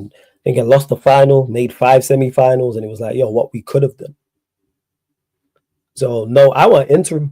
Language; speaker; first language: English; native; English